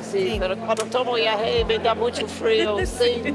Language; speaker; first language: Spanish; non-native, fluent; English